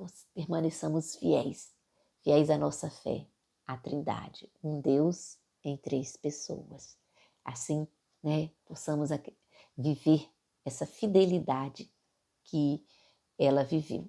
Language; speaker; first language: Portuguese; native; Portuguese